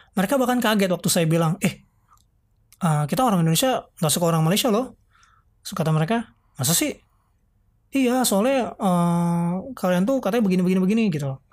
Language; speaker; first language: Indonesian; native; Indonesian